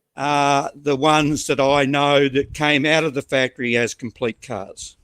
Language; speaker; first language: English; native; English